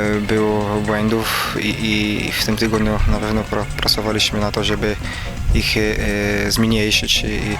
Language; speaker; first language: Polish; non-native, learner; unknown